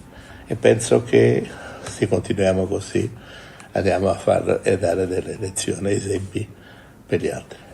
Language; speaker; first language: Italian; non-native, fluent; Portuguese